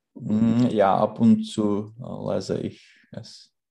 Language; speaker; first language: German; non-native, learner; Czech